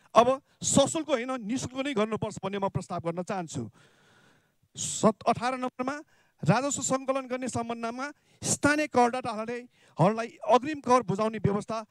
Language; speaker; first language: Nepali; non-native, local second language; Newari